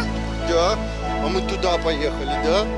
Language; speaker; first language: Russian; native; Russian